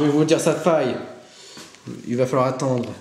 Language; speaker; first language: French; native; French